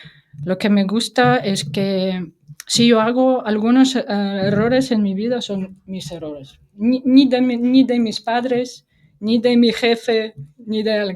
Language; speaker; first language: Spanish; non-native, fluent; Russian